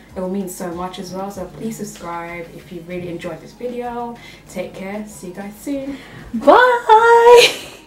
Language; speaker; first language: English; native; English